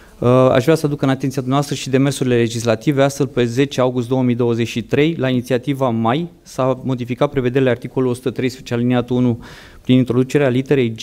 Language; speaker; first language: Romanian; native; Romanian